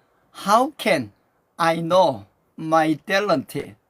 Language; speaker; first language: English; non-native, learner; Korean